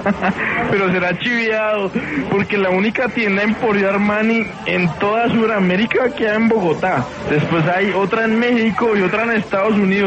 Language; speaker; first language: Spanish; native; Spanish